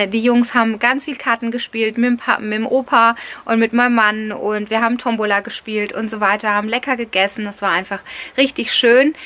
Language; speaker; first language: German; early bilingual, other home language; Italian